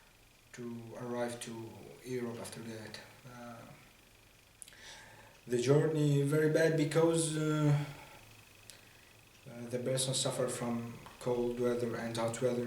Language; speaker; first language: English; non-native, learner; Arabic